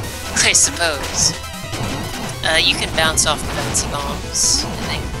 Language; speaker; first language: English; native; English